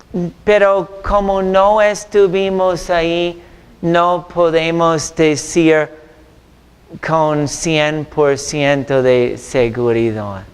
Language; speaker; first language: Spanish; non-native, fluent; English